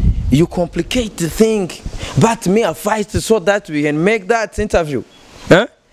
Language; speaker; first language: English; non-native, learner; Rundi